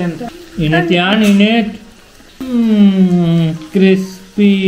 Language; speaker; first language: Filipino; non-native, learner; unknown